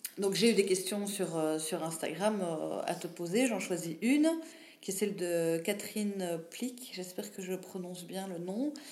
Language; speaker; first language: French; native; French